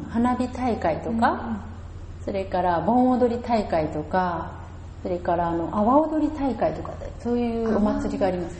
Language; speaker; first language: Japanese; native; Japanese